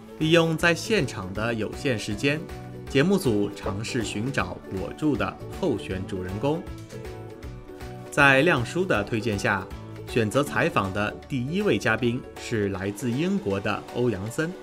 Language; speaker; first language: Chinese; native; Chinese